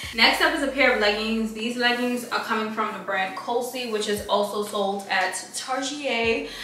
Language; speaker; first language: English; native; English